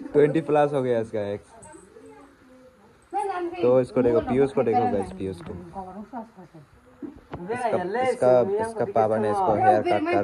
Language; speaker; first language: Hindi; non-native, learner; Kok Borok